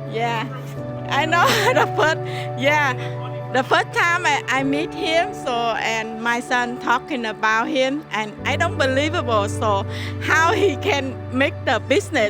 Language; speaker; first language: English; non-native, learner; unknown